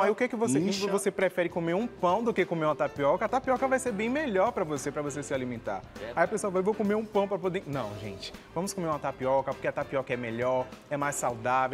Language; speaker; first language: Portuguese; native; Portuguese